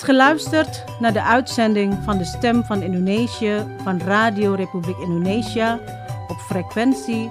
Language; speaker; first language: Dutch; non-native, fluent; Indonesian